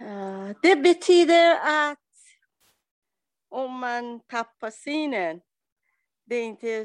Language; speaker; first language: Swedish; non-native, learner; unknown